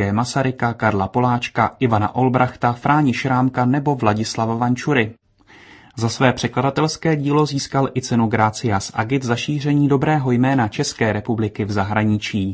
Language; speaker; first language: Czech; native; Czech